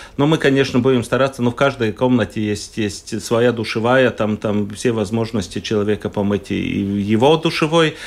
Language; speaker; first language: Russian; non-native, local second language; Latvian